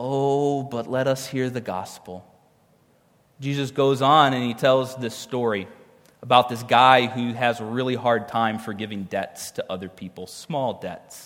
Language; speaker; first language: English; native; English